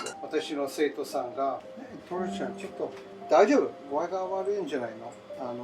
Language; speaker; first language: Japanese; non-native, learner; English